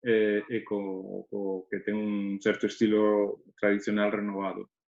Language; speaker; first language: Spanish; native; Spanish